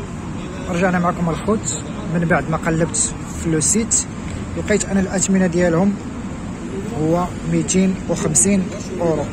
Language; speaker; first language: Arabic; native; Arabic